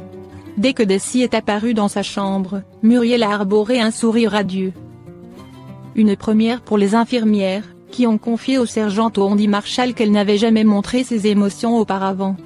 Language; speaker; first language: French; native; French